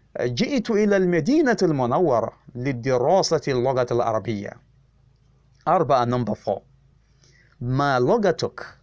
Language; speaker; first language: Arabic; non-native, fluent; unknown